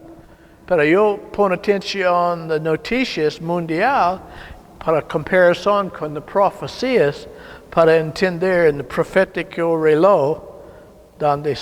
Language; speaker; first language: Spanish; non-native, learner; English